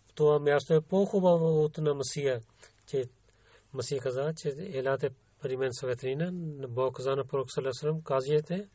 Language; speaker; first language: Bulgarian; non-native, learner; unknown